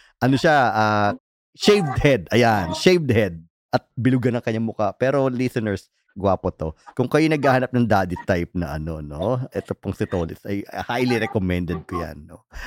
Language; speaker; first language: Filipino; native; Filipino